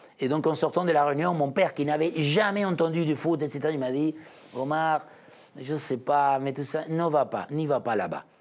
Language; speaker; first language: French; non-native, fluent; Spanish